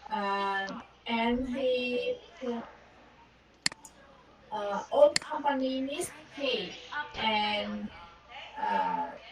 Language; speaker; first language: English; non-native, learner; Vietnamese